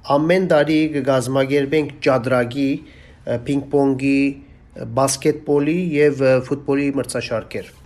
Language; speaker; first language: Armenian; native; Armenian